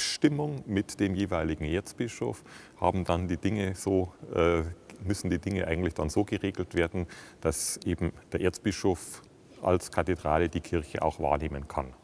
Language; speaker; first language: German; native; German